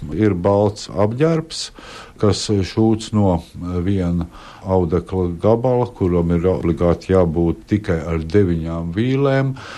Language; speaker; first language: Latvian; native; Latvian